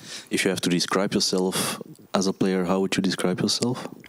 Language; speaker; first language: English; non-native, fluent; Dutch